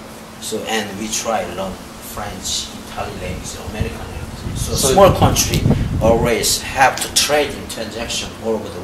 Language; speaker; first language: English; non-native, learner; Korean